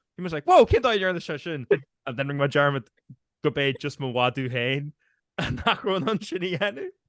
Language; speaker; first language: Irish; native; Irish